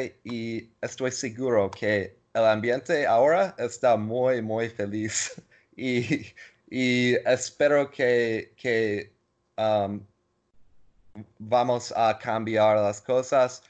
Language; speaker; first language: Spanish; non-native, learner; English